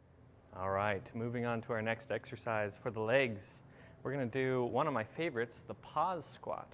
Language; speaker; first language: English; native; English